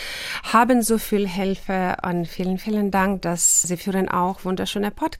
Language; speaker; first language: German; non-native, fluent; Ukrainian